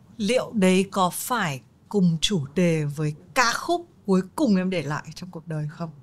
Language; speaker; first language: Vietnamese; native; Vietnamese